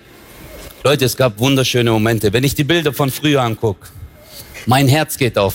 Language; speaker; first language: German; early bilingual, other home language; Turkish